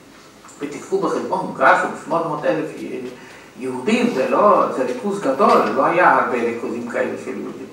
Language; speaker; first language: Hebrew; non-native, fluent; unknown